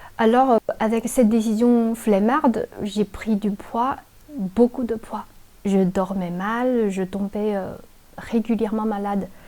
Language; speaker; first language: French; non-native, fluent; Chinese